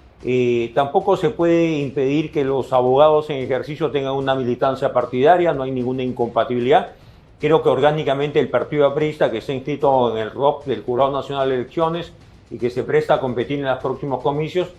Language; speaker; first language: Spanish; native; Spanish